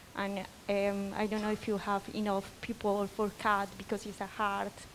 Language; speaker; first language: English; non-native, fluent; Spanish